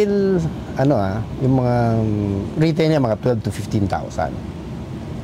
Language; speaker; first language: Filipino; native; Filipino